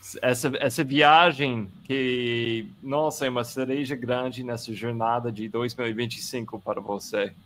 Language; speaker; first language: Portuguese; non-native, fluent; English